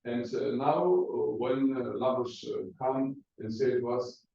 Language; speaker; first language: English; non-native, learner; Greek